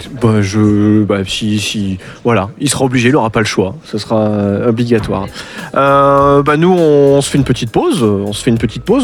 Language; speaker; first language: French; native; French